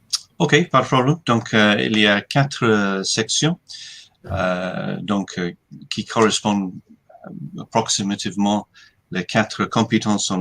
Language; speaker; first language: French; non-native, fluent; English